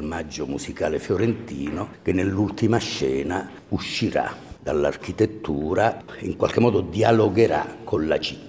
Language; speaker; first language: Italian; native; Italian